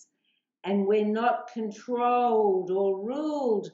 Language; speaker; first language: English; native; English